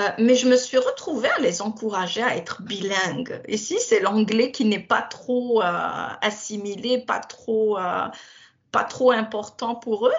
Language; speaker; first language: French; non-native, local second language; Berber languages